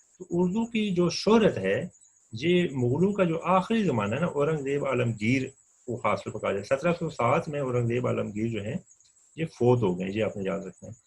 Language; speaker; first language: Urdu; non-native, local second language; Punjabi